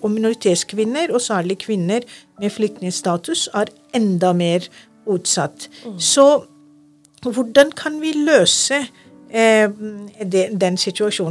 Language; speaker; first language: Norwegian; non-native, fluent; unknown